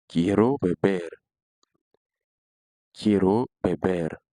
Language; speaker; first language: Spanish; non-native, fluent; Haitian Creole